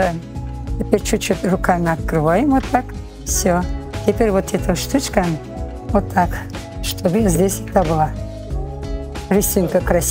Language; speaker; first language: Russian; non-native, local second language; Turkish